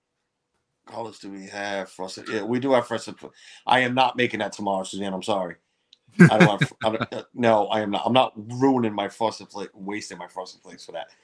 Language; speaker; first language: English; native; English